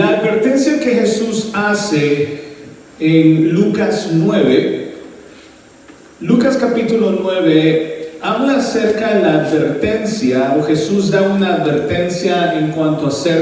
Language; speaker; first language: Spanish; early bilingual, heritage; Spanish